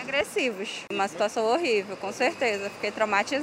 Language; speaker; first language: Portuguese; native; Portuguese